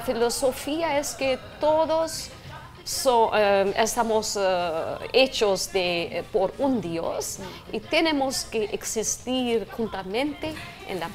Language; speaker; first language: Spanish; non-native, fluent; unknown